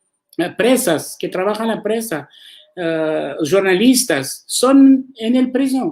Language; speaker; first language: Spanish; non-native, learner; Arabic